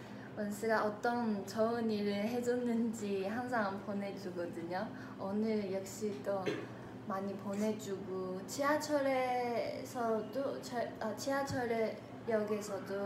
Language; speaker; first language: Korean; non-native, fluent; Chinese